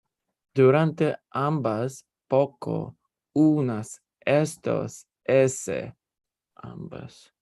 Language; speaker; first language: Spanish; non-native, learner; English